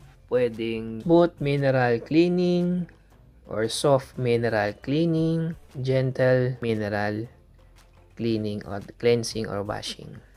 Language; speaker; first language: English; non-native, local second language; Filipino